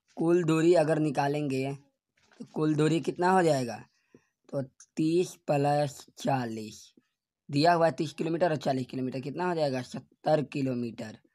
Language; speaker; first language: Hindi; native; Hindi